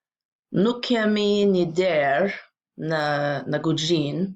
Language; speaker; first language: Albanian; non-native, learner; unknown